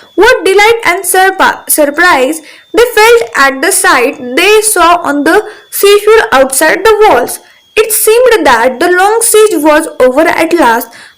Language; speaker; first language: English; non-native, local second language; Marathi